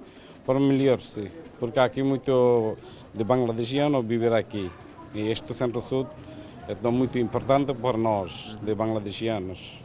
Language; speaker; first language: Portuguese; non-native, learner; Bangla